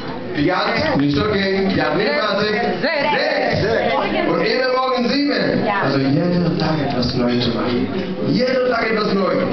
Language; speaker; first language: German; non-native, learner; Russian